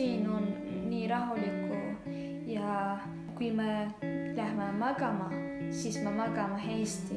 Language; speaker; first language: Estonian; non-native, learner; Arabic